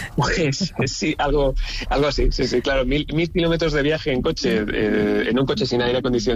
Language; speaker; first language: Spanish; native; Spanish